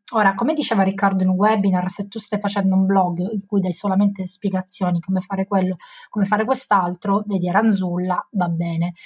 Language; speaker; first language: Italian; native; Italian